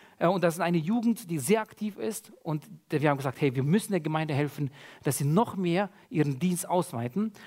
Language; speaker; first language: German; early bilingual, other home language; Russian